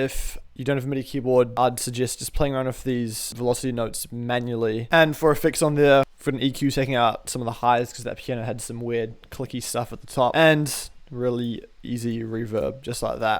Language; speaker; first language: English; native; English